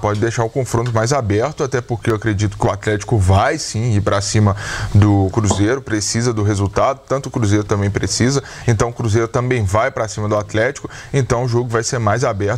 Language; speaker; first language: Portuguese; native; Portuguese